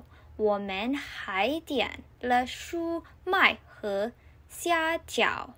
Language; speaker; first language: Chinese; non-native, learner; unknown